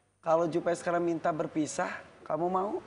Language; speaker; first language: Indonesian; native; Indonesian